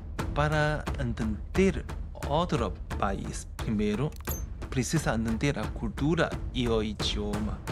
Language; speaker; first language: Portuguese; non-native, fluent; Chinese